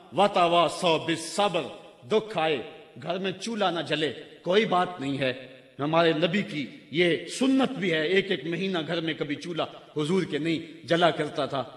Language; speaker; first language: Urdu; non-native, local second language; Punjabi